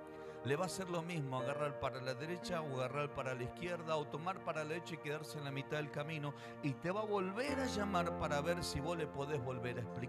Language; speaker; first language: Spanish; native; Spanish